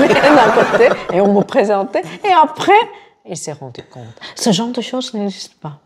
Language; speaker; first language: French; non-native, fluent; Korean